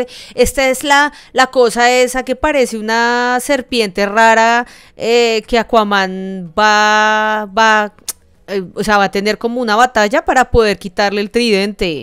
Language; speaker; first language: Spanish; native; Spanish